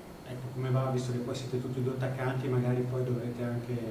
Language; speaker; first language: Italian; native; Italian